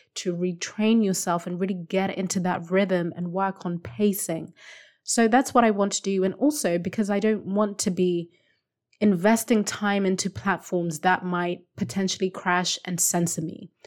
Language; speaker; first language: English; non-native, local second language; Shona